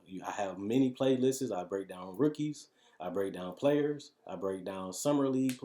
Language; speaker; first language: English; native; English